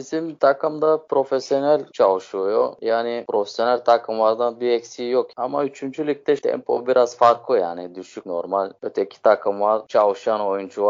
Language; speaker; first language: Turkish; native; Turkish